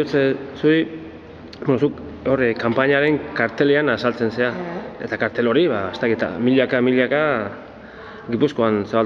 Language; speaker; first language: Basque; native; Basque